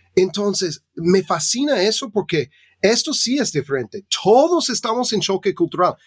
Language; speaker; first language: Spanish; non-native, fluent; English